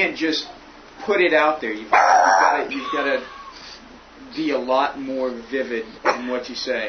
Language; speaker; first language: English; native; English